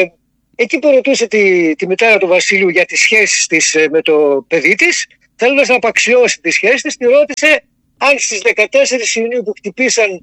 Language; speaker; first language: Greek; native; Greek